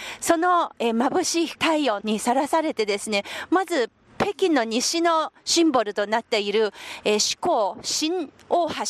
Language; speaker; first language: Japanese; non-native, fluent; Chinese